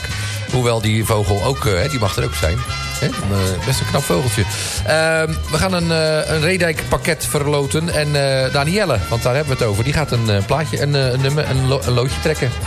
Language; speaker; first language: Dutch; native; Dutch